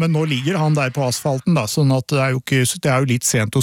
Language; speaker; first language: Norwegian; native; Norwegian